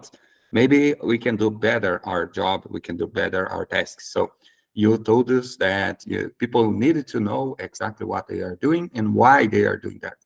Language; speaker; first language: English; non-native, fluent; Portuguese